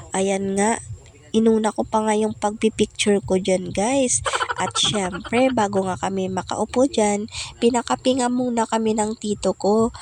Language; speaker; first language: Filipino; non-native, local second language; Hiligaynon